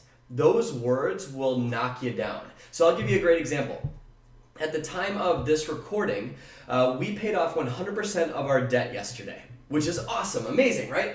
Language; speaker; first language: English; native; English